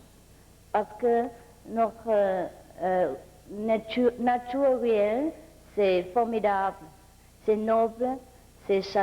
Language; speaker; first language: French; non-native, fluent; Vietnamese